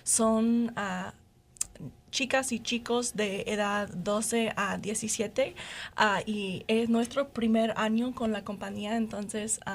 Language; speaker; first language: Spanish; non-native, learner; English